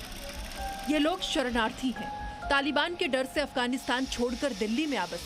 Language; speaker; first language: Hindi; native; Hindi